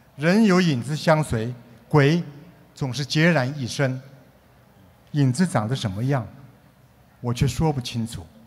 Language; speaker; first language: Chinese; native; Chinese